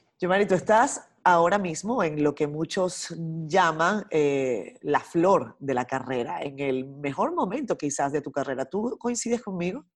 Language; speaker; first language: Spanish; native; Spanish